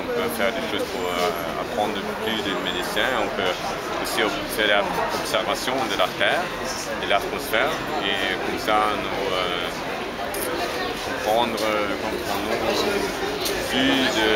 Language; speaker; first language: French; non-native, fluent; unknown